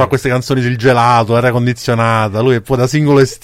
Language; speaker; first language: Italian; native; Italian